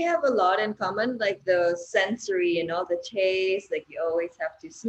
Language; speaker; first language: English; non-native, local second language; Cebuano